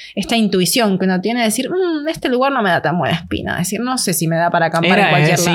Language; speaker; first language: Spanish; native; Spanish